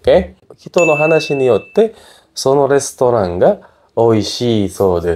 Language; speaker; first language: Japanese; non-native, fluent; Indonesian